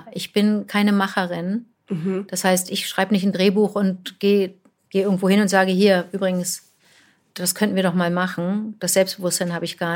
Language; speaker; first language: German; native; German